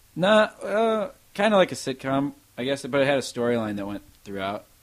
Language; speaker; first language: English; native; English